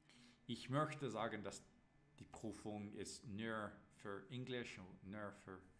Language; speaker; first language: German; non-native, learner; English